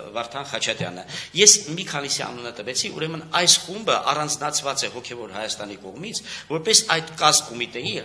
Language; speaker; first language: Armenian; native; Armenian